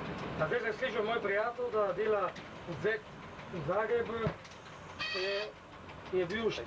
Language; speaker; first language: Slovenian; non-native, learner; Italian